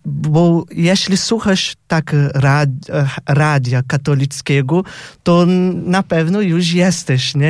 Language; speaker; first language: Polish; non-native, fluent; Portuguese